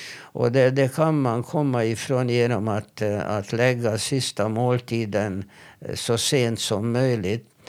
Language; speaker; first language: Swedish; non-native, fluent; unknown